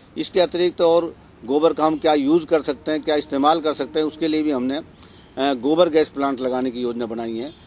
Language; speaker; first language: Hindi; native; Hindi